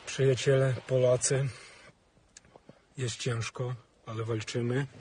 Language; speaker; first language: Polish; non-native, fluent; Ukrainian